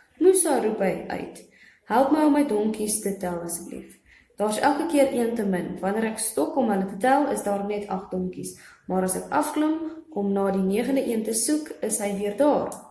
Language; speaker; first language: Afrikaans; non-native, local second language; English